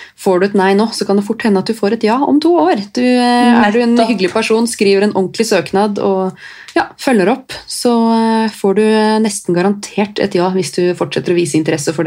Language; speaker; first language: Norwegian; native; Norwegian